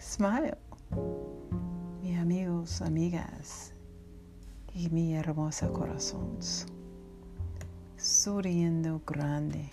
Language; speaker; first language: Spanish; non-native, learner; English